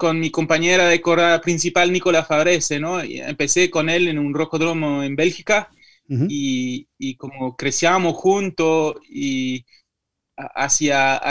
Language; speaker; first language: Spanish; non-native, fluent; French